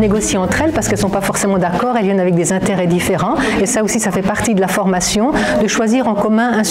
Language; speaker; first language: French; native; French